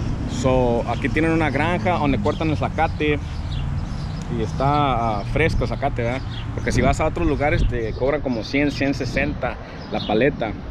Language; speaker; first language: Spanish; early bilingual, heritage; Spanish